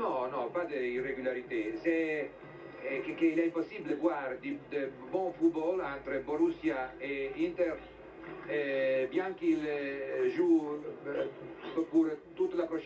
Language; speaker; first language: French; non-native, fluent; Italian